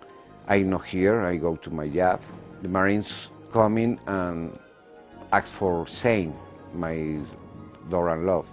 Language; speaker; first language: English; non-native, learner; Spanish